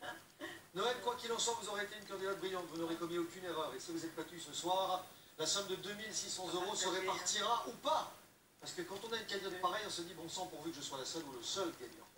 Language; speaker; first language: French; native; French